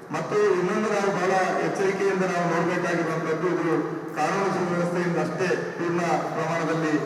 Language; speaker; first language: Kannada; non-native, local second language; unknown